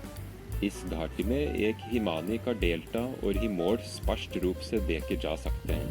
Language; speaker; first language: Hindi; non-native, fluent; Norwegian